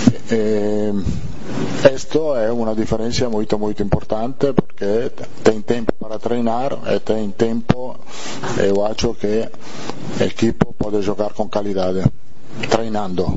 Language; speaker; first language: Portuguese; non-native, fluent; Italian